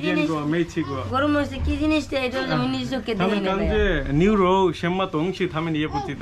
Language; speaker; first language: Chinese; non-native, learner; Bangla